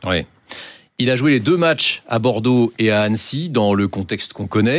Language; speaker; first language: French; native; French